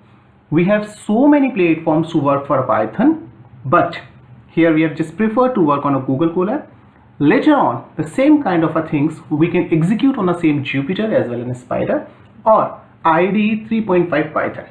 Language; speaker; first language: English; non-native, local second language; Hindi